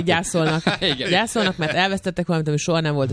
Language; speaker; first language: Hungarian; native; Hungarian